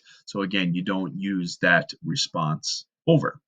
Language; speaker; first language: English; native; English